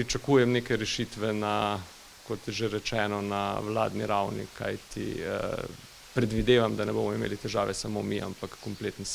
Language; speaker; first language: Slovenian; native; Slovenian